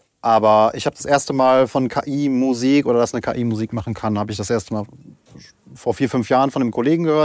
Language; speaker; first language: German; native; German